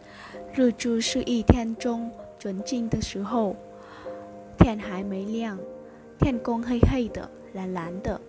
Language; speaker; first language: Chinese; non-native, fluent; Vietnamese